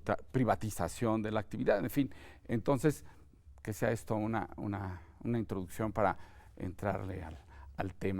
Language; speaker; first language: Spanish; native; Spanish